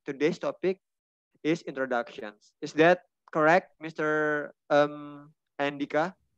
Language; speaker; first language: English; non-native, fluent; Indonesian